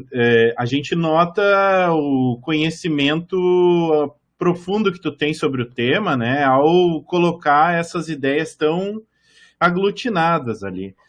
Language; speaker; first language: Portuguese; native; Portuguese